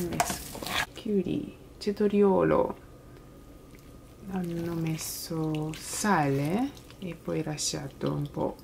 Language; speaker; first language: Italian; non-native, learner; Japanese